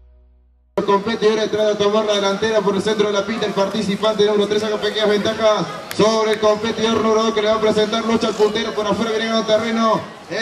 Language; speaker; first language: Spanish; native; Spanish